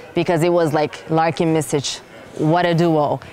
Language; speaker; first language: English; non-native, fluent; Turkish